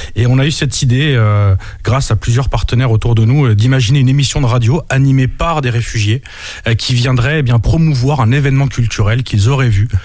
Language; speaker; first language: French; native; French